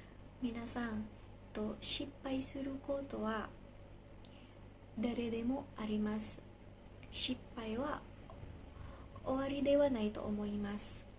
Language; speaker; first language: Japanese; non-native, learner; Indonesian